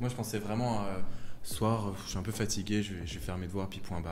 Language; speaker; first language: French; native; French